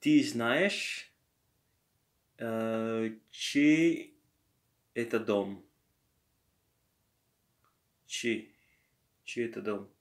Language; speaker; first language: Russian; non-native, learner; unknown